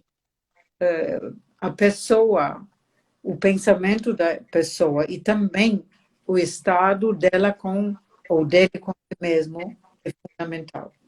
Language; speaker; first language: Portuguese; non-native, fluent; German